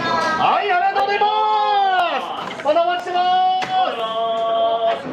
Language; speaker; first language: Japanese; native; Japanese